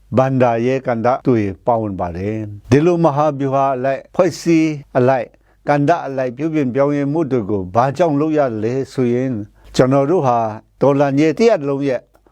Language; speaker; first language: Burmese; non-native, local second language; Kachin